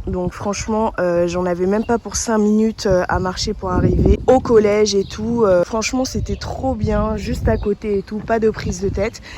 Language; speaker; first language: French; early bilingual, other home language; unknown